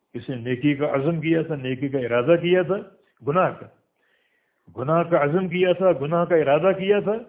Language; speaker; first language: Urdu; native; Urdu